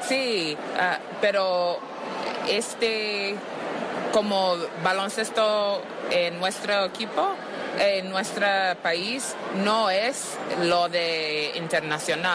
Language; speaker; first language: Spanish; non-native, learner; English